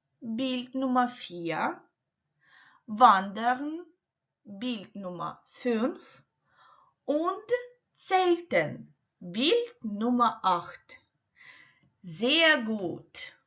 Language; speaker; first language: German; non-native, learner; Ukrainian